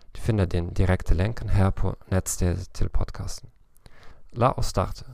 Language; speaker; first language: Norwegian; non-native, fluent; German